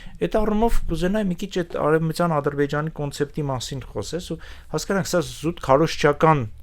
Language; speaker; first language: Armenian; native; Armenian